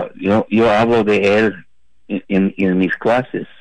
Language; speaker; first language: Spanish; non-native, fluent; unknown